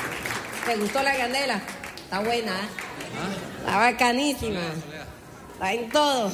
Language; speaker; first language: Spanish; native; Spanish